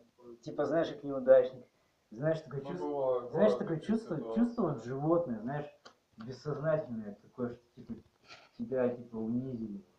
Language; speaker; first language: Russian; native; Russian